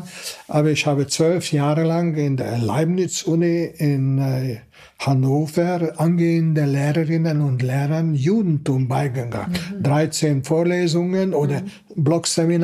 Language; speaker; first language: German; non-native, fluent; Hungarian